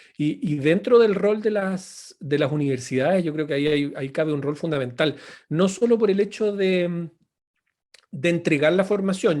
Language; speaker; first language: Spanish; native; Spanish